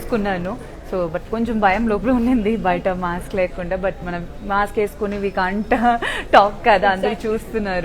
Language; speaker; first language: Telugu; non-native, local second language; Tamil